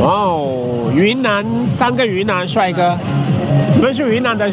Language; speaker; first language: Chinese; non-native, fluent; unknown